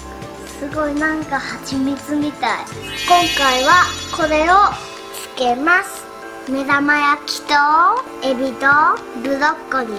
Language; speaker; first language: Japanese; early bilingual, heritage; Japanese